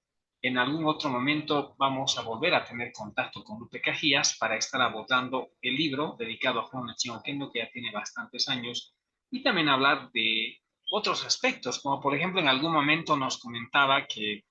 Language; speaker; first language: Spanish; native; Spanish